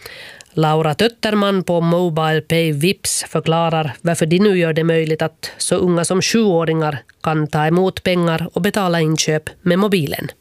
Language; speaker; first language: Swedish; native; Swedish